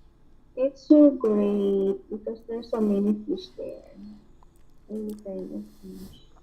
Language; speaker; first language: English; non-native, learner; Filipino